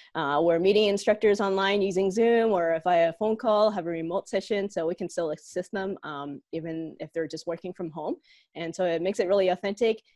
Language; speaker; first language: English; non-native, local second language; Cantonese